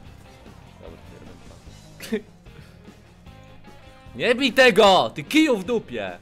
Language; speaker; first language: Polish; native; Polish